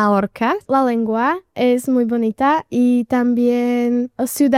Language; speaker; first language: Spanish; non-native, learner; Slovak